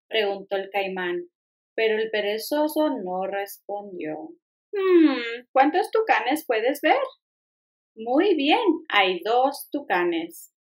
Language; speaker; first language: Spanish; early bilingual, heritage; Spanish